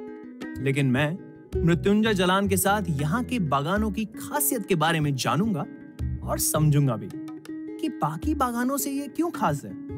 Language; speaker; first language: Hindi; native; Hindi